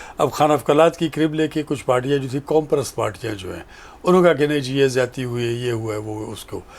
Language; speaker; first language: Urdu; non-native, local second language; Pashto